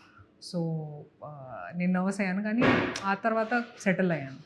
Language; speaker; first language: Telugu; non-native, local second language; Hindi